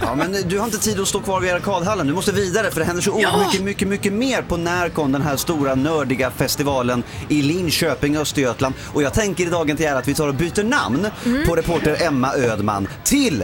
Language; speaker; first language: Swedish; native; Swedish